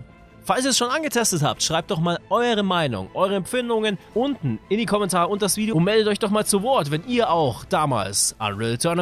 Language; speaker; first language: German; native; German